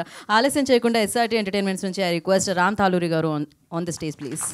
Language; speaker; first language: Telugu; native; Telugu